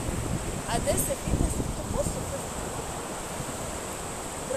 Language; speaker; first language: Italian; non-native, learner; Russian